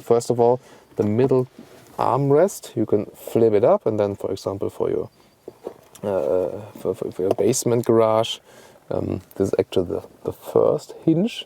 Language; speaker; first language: English; non-native, fluent; German